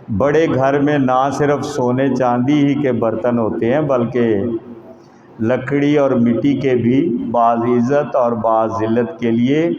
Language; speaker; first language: Urdu; non-native, local second language; Punjabi